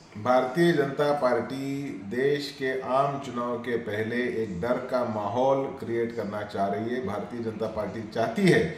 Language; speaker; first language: Hindi; non-native, local second language; Marathi